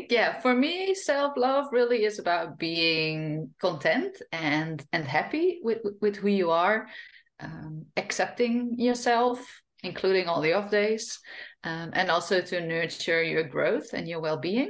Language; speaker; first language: English; non-native, fluent; Western Frisian